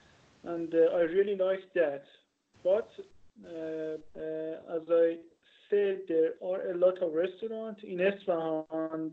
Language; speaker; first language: English; non-native, learner; Persian